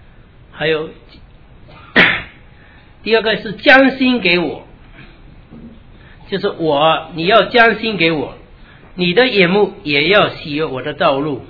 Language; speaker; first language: Chinese; native; Chinese